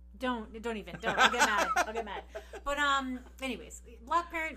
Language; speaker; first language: English; native; English